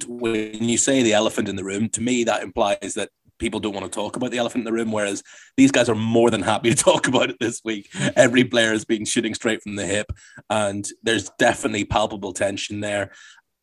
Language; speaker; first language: English; native; English